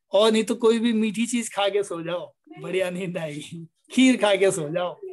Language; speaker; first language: Hindi; native; Hindi